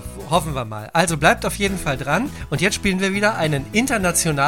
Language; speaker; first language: German; native; German